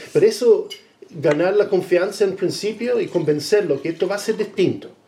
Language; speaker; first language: Spanish; non-native, fluent; English